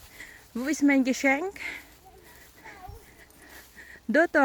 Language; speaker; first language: German; non-native, learner; Filipino